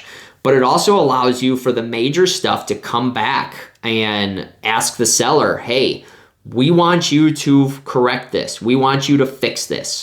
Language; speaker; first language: English; native; English